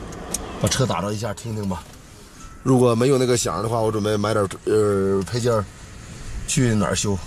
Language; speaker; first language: Chinese; native; Chinese